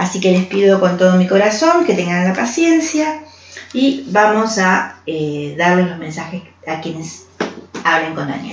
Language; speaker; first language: Spanish; native; Spanish